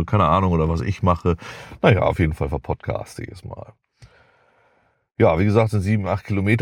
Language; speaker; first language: German; native; German